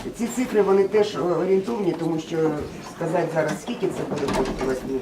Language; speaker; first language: Ukrainian; native; Ukrainian